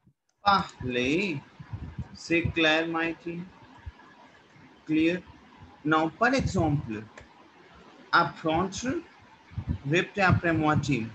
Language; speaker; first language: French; non-native, learner; Hindi